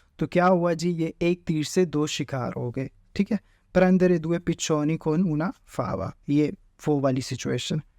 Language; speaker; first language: Urdu; native; Urdu